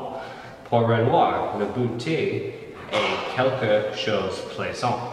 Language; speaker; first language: French; non-native, learner; English